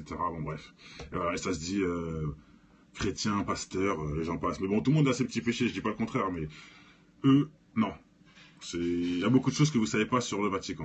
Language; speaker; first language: French; native; French